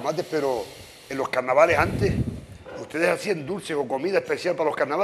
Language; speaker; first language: Spanish; native; Spanish